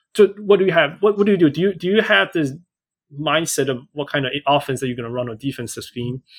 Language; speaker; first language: English; native; English